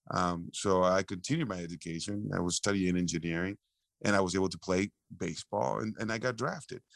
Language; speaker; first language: English; early bilingual, other home language; Spanish